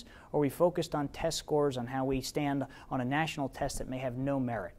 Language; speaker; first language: English; native; English